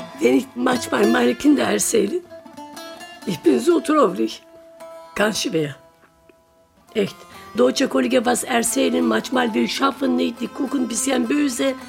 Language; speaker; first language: German; non-native, learner; Turkish